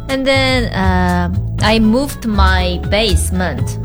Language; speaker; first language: English; non-native, learner; Korean